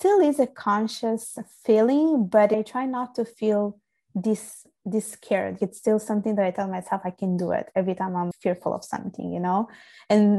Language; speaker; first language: English; non-native, fluent; Italian